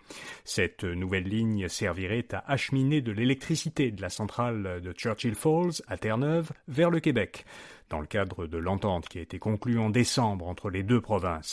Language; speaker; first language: French; native; French